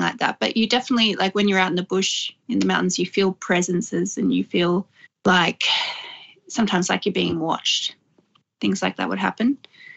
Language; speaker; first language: English; native; English